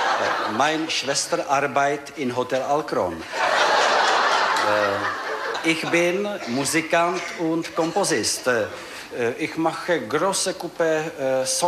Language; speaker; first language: German; non-native, learner; Czech